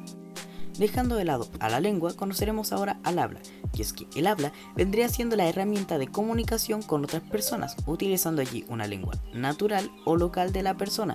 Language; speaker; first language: Spanish; native; Spanish